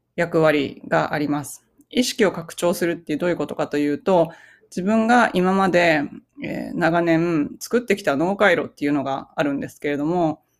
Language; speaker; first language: Japanese; native; Japanese